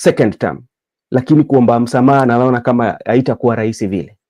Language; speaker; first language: Swahili; non-native, local second language; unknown